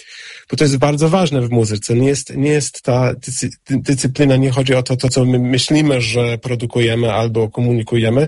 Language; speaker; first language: Polish; non-native, fluent; English